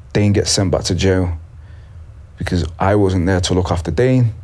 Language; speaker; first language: English; native; English